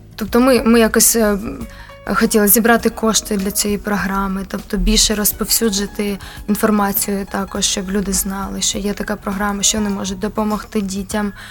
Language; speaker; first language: Ukrainian; non-native, local second language; Russian